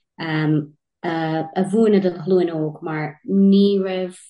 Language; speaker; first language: Irish; native; Irish